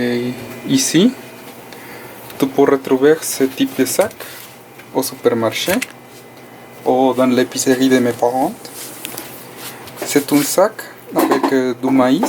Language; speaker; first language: French; non-native, fluent; Spanish